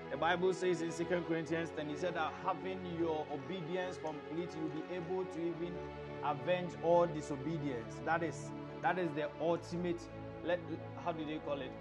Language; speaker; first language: English; non-native, local second language; Akan